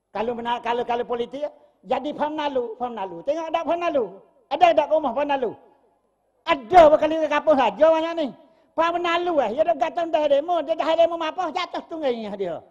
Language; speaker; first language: Malay; native; Malay